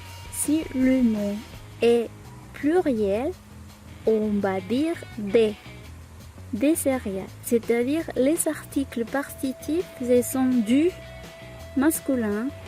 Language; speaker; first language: French; non-native, fluent; Spanish